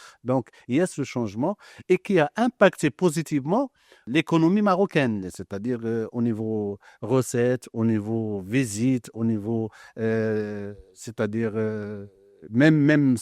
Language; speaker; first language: French; non-native, local second language; Arabic